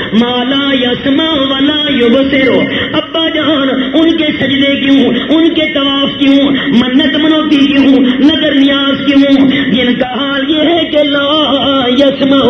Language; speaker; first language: Urdu; non-native, local second language; Punjabi